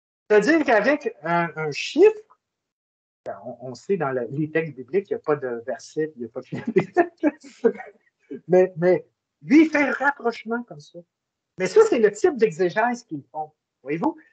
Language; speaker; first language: French; native; French